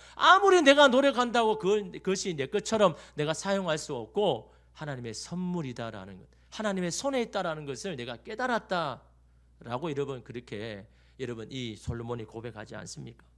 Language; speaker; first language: Korean; native; Korean